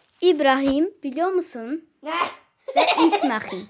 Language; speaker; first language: Turkish; early bilingual, heritage; Turkish